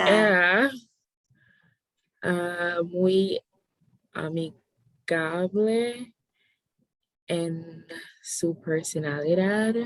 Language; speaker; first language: Spanish; non-native, learner; English